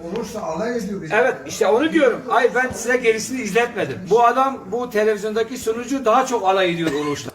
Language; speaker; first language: Turkish; non-native, local second language; Kurdish